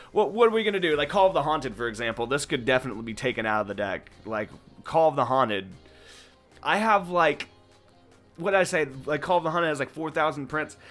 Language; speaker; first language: English; native; English